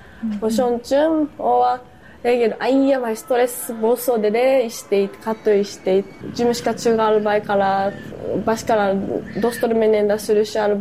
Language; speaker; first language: Kyrgyz; non-native, fluent; Japanese